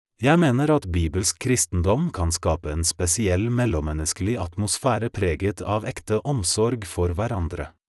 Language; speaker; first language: Norwegian; non-native, fluent; Polish